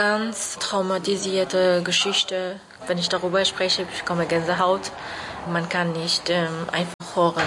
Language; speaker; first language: German; non-native, learner; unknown